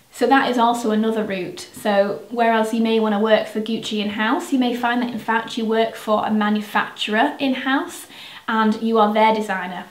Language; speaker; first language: English; native; English